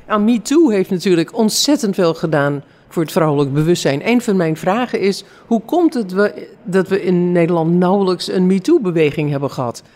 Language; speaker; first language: Dutch; non-native, fluent; English